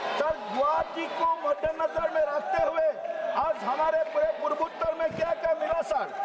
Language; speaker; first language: Hindi; non-native, local second language; Assamese